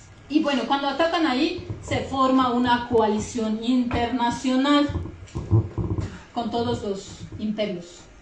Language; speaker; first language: Spanish; non-native, fluent; Kurdish